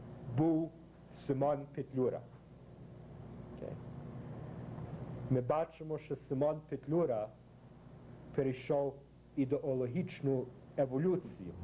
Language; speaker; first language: Ukrainian; early bilingual, heritage; Ukrainian